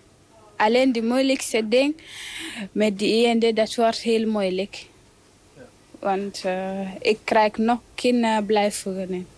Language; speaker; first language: Dutch; non-native, learner; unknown